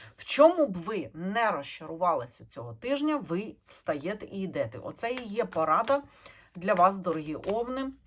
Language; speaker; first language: Ukrainian; non-native, local second language; Russian